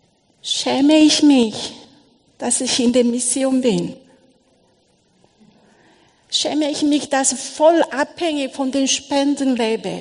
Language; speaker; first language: German; non-native, learner; Korean